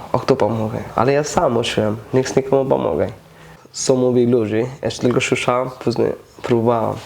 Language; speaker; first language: Polish; non-native, learner; Bangla